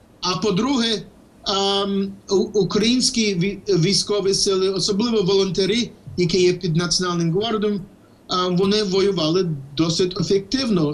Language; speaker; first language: Ukrainian; early bilingual, heritage; Ukrainian